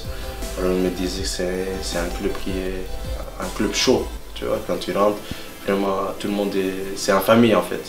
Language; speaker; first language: French; non-native, local second language; Dutch